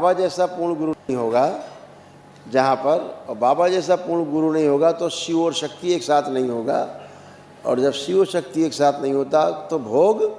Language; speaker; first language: Hindi; native; Hindi